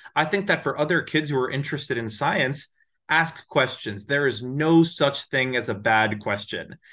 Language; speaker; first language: English; native; English